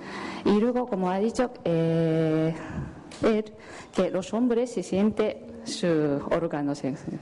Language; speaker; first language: Spanish; non-native, fluent; Japanese